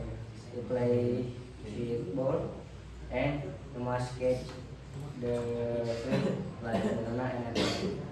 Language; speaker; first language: English; non-native, learner; Indonesian